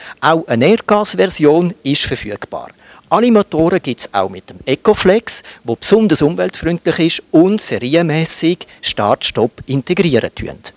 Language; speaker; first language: German; native; German